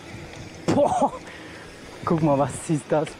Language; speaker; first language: German; non-native, learner; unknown